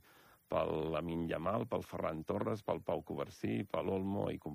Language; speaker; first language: Catalan; native; Catalan